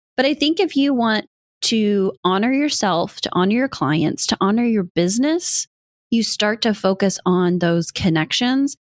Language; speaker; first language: English; native; English